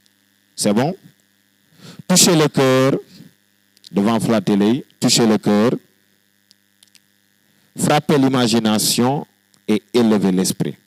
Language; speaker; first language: French; non-native, local second language; Wolof